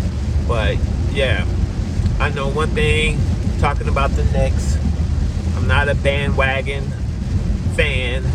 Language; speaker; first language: English; native; English